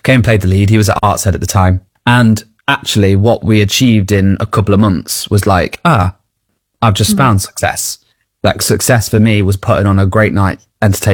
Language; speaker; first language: English; native; English